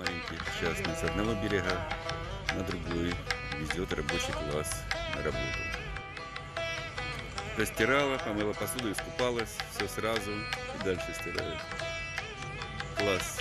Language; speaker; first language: Russian; native; Russian